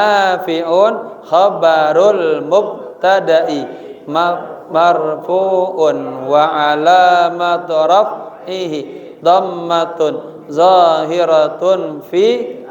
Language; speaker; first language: Arabic; non-native, fluent; Indonesian